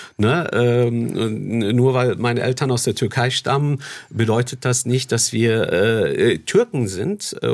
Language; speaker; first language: German; early bilingual, other home language; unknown